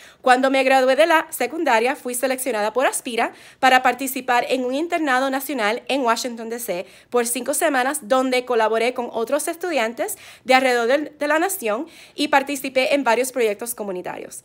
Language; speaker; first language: Spanish; native; Spanish